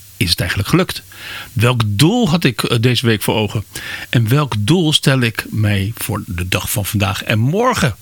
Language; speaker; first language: Dutch; native; Dutch